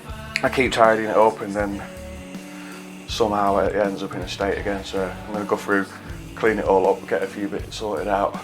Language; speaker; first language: English; native; English